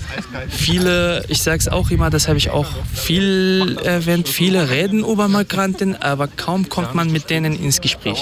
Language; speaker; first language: German; non-native, fluent; Kurdish